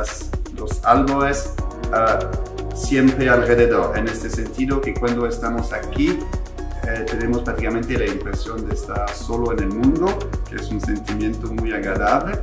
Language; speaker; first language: Spanish; non-native, fluent; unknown